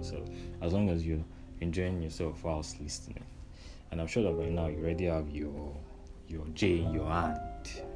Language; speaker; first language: English; non-native, local second language; Yoruba